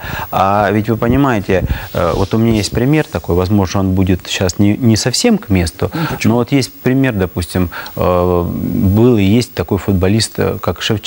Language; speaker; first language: Russian; native; Russian